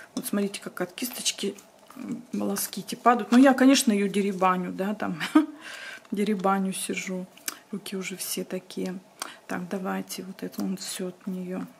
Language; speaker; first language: Russian; native; Russian